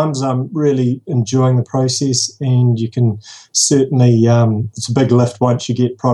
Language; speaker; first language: English; native; English